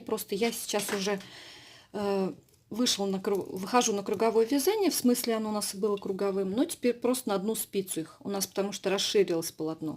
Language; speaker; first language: Russian; native; Russian